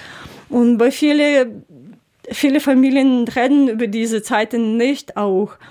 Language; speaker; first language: German; non-native, learner; Ukrainian